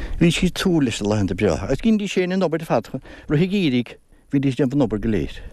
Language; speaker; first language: Irish; native; Irish